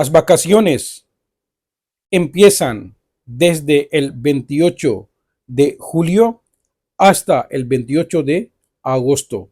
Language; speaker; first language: Spanish; non-native, fluent; Urdu